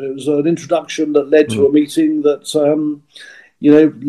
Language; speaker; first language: English; native; English